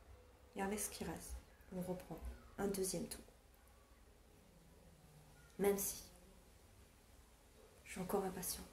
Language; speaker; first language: French; non-native, fluent; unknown